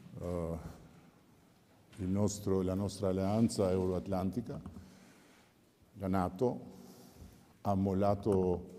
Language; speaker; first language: Italian; non-native, fluent; Albanian